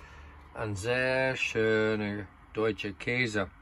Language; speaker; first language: German; non-native, fluent; English